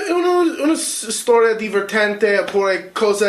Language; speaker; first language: Italian; non-native, learner; English